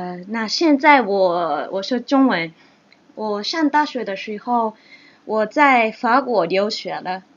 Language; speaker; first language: Chinese; non-native, learner; Japanese